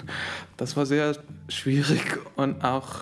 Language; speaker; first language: German; non-native, fluent; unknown